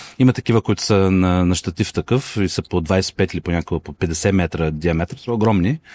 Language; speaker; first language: Bulgarian; non-native, fluent; Russian